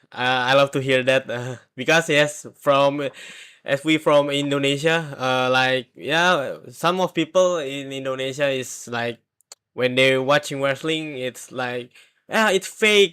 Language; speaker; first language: English; non-native, learner; Indonesian